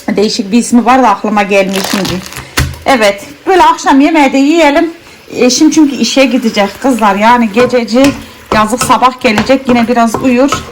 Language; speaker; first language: Turkish; early bilingual, heritage; Turkish